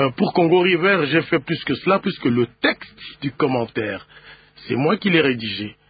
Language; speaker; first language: French; non-native, local second language; Lingala